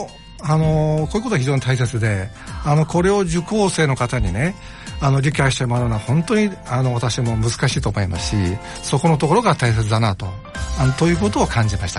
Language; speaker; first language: Japanese; native; Japanese